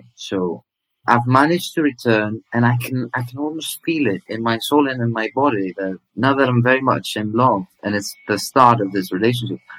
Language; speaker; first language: English; non-native, fluent; Greek